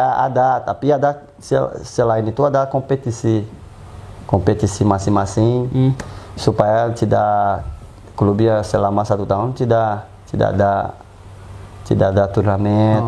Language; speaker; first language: Indonesian; non-native, fluent; Portuguese